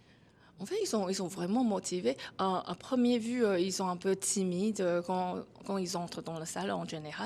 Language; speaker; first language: French; non-native, fluent; Chinese